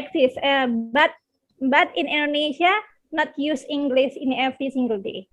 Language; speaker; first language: English; non-native, learner; Indonesian